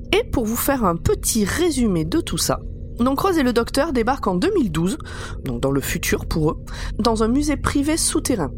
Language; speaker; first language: French; native; French